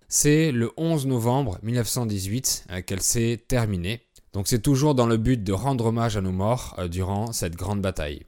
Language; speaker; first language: French; native; French